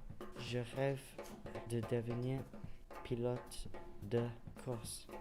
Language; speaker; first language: French; non-native, learner; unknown